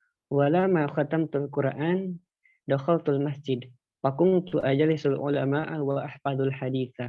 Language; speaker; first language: Arabic; non-native, learner; Indonesian